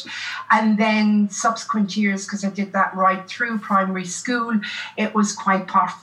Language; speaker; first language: English; native; English